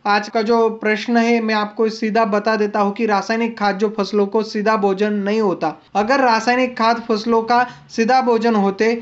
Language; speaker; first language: Hindi; non-native, local second language; Marathi